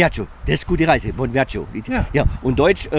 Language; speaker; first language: German; non-native, learner; Italian